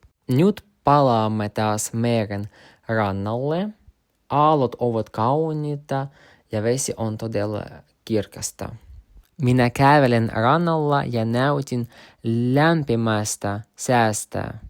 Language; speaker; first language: Finnish; non-native, learner; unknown